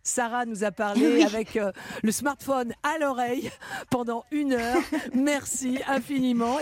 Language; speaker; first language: French; native; French